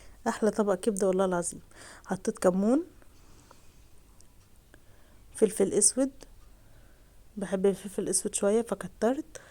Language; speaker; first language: Arabic; native; Arabic